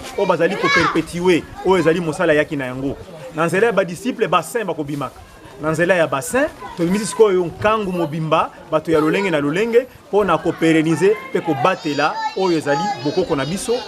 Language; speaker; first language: Lingala; non-native, local second language; Kongo